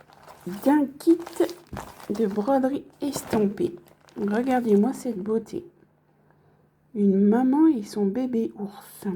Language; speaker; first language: French; native; French